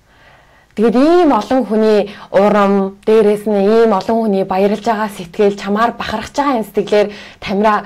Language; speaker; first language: Mongolian; native; Mongolian